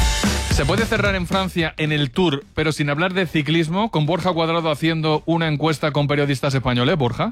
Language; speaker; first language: Spanish; native; Spanish